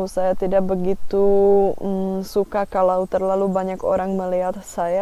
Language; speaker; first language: Indonesian; non-native, fluent; Czech